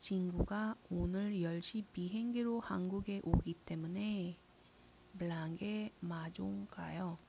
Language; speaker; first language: Korean; non-native, fluent; Iloko